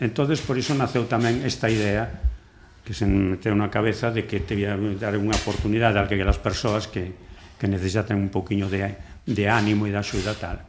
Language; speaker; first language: Galician; native; Galician